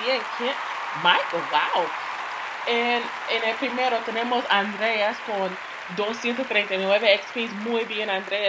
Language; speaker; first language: Spanish; non-native, fluent; English